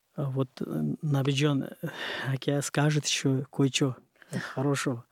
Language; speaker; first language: Russian; non-native, learner; Uzbek